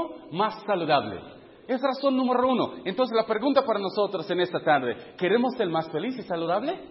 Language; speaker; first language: Spanish; non-native, fluent; English